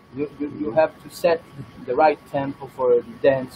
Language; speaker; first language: English; non-native, learner; Italian